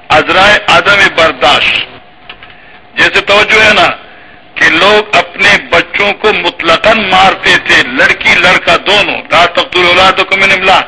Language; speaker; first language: Urdu; non-native, local second language; Pashto